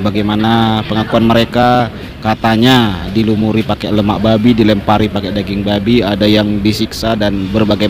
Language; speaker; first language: Indonesian; native; Indonesian